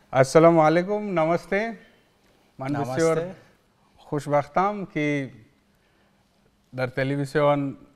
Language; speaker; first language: Persian; non-native, learner; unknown